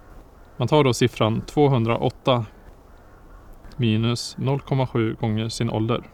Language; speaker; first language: Swedish; native; Swedish